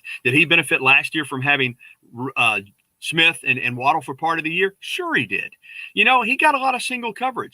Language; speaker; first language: English; native; English